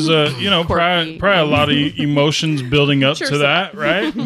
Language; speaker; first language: English; native; English